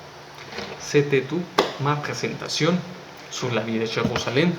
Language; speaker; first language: French; non-native, learner; Spanish